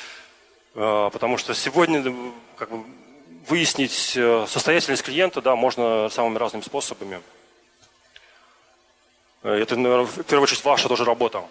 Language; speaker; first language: Russian; native; Russian